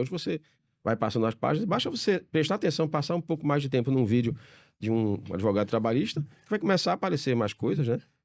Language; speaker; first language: Portuguese; native; Portuguese